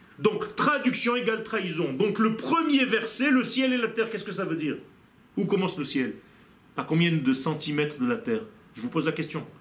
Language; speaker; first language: French; non-native, fluent; Hebrew